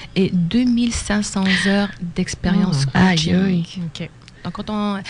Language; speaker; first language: French; non-native, local second language; Arabic